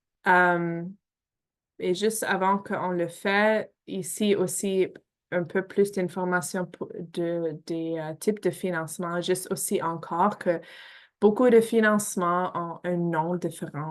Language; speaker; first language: French; non-native, fluent; English